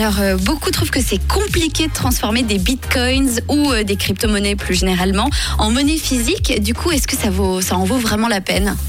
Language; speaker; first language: French; native; French